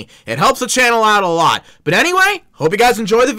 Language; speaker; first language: English; native; English